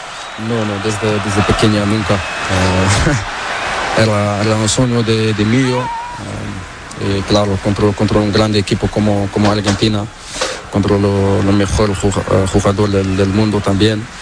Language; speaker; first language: Spanish; non-native, learner; Portuguese